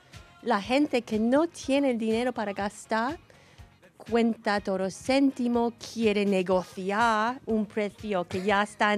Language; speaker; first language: Spanish; non-native, fluent; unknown